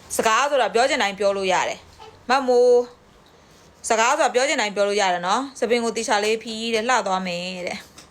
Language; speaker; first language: Burmese; non-native, local second language; Karen languages